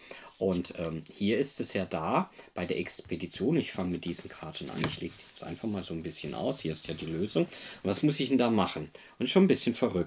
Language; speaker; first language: German; native; German